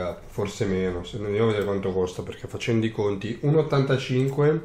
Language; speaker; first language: Italian; native; Italian